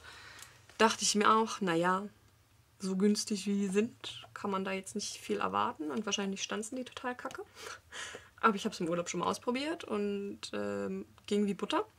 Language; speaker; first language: German; native; German